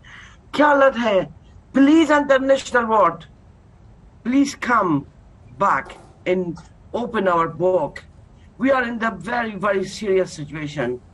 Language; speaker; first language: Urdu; non-native, learner; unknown